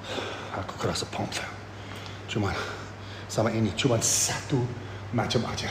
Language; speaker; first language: Indonesian; non-native, fluent; English